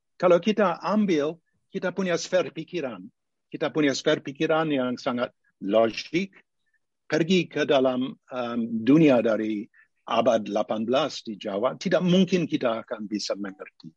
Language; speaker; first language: Indonesian; non-native, fluent; English